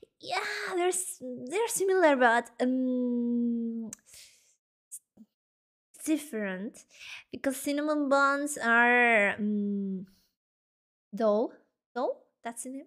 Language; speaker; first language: English; non-native, learner; Spanish